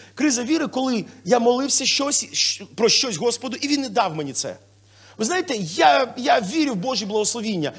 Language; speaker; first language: Ukrainian; non-native, local second language; Russian